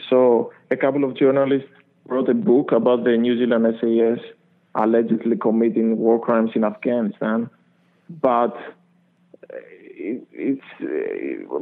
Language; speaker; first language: English; non-native, fluent; Greek